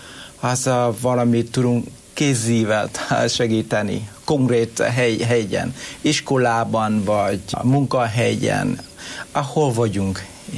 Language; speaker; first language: Hungarian; non-native, learner; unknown